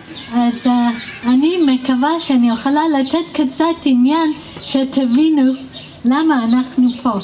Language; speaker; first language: Hebrew; non-native, fluent; English